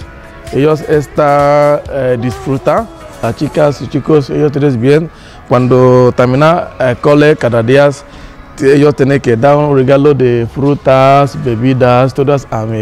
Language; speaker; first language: Spanish; non-native, learner; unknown